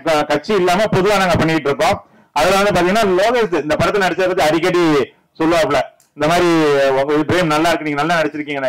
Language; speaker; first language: Tamil; native; Tamil